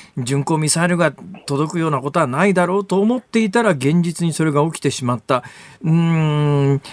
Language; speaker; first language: Japanese; native; Japanese